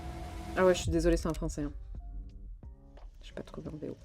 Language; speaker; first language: French; native; French